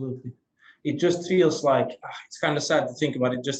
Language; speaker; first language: English; non-native, fluent; Swedish